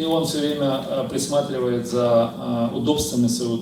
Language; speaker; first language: Russian; native; Russian